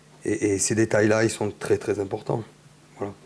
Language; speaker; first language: French; native; French